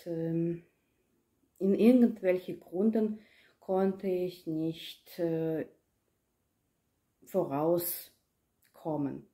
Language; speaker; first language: German; non-native, learner; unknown